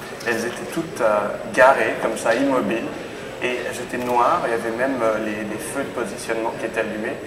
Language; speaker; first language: French; native; French